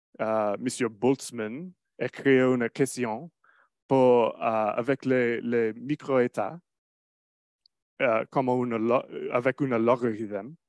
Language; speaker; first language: French; non-native, learner; English